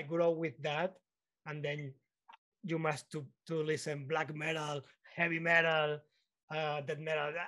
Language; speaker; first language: English; non-native, learner; Spanish